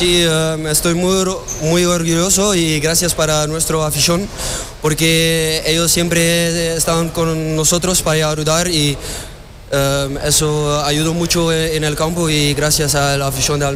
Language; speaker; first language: Spanish; non-native, learner; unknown